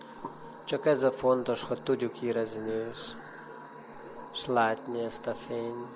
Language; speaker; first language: Hungarian; non-native, fluent; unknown